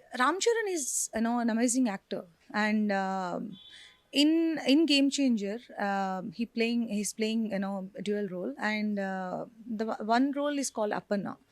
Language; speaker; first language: English; non-native, local second language; Telugu